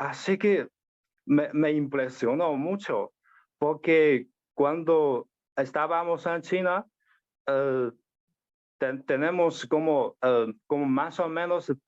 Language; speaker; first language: Spanish; non-native, learner; Chinese